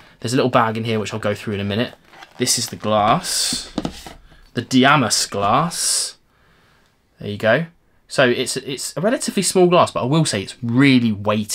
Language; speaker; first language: English; native; English